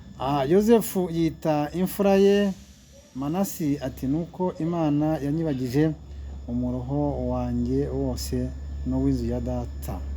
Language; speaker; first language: Kinyarwanda; early bilingual, heritage; Kinyarwanda